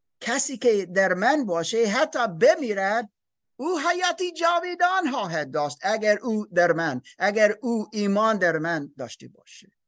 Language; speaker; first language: Persian; non-native, learner; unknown